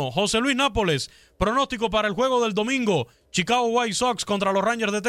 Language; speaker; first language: Spanish; native; Spanish